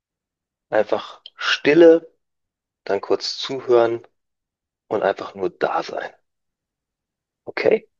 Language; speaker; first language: German; native; German